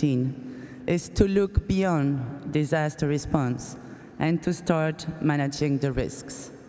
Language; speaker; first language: English; non-native, fluent; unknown